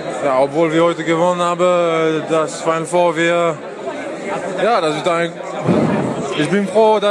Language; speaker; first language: German; non-native, fluent; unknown